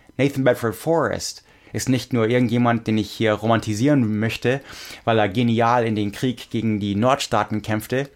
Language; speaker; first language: German; non-native, fluent; English